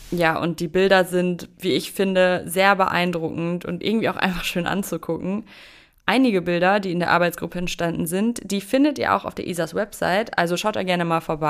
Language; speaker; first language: German; native; German